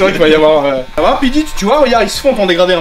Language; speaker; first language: French; native; French